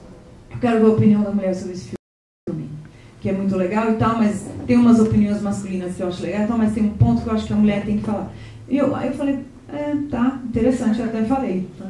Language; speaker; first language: Portuguese; native; Portuguese